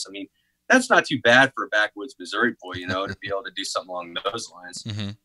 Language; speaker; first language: English; native; English